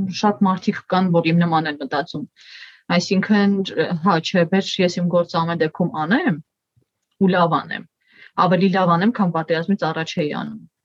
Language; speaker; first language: Armenian; native; Armenian